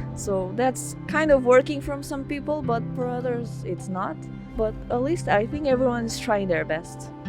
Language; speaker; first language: English; non-native, fluent; Portuguese